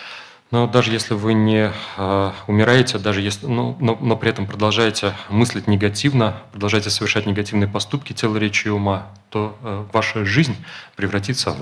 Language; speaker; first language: Russian; native; Russian